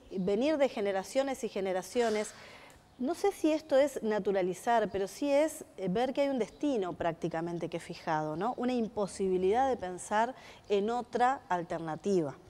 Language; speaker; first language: Spanish; native; Spanish